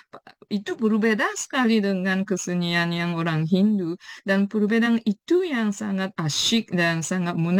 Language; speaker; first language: Indonesian; non-native, fluent; Japanese